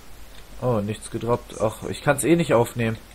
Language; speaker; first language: German; native; German